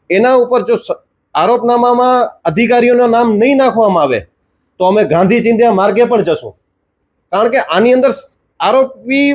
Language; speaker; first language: Gujarati; native; Gujarati